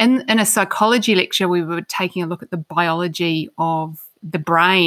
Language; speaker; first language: English; native; English